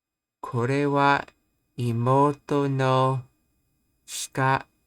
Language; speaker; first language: Japanese; non-native, learner; English